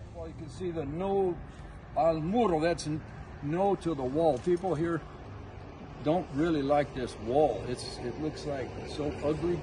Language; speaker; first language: English; native; English